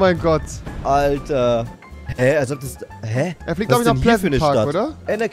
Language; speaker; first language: German; native; German